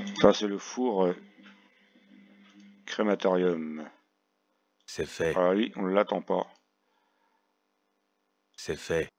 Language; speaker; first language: French; native; French